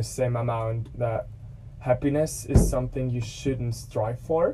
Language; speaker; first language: English; non-native, fluent; German